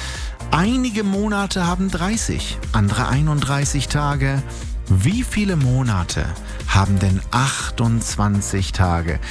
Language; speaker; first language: German; native; German